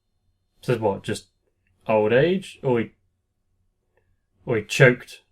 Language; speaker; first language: English; native; English